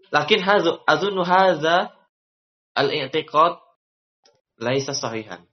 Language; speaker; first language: Arabic; non-native, fluent; Indonesian